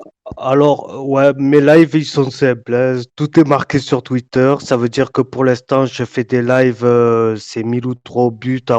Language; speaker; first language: French; native; French